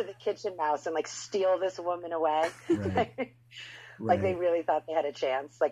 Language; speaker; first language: English; native; English